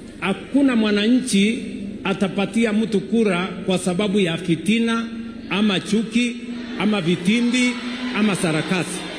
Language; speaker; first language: Swahili; non-native, local second language; Kalenjin